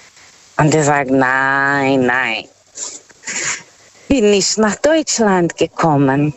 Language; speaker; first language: German; non-native, learner; Portuguese